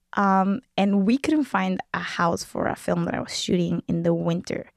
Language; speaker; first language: English; non-native, fluent; Spanish